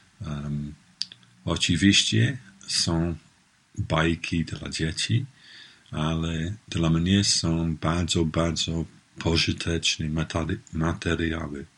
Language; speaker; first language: Polish; non-native, learner; English